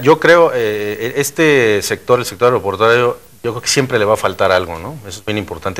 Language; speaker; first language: Spanish; native; Spanish